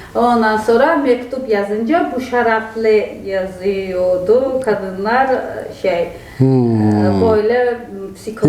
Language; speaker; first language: Turkish; non-native, fluent; Georgian